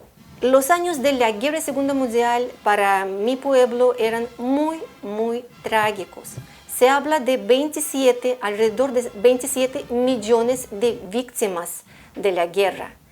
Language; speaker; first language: Spanish; non-native, fluent; Russian